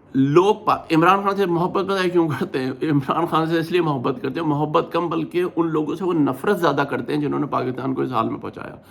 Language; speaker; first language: Urdu; native; Urdu